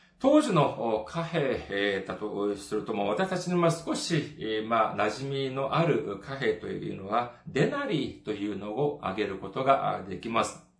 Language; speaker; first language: Japanese; non-native, fluent; Korean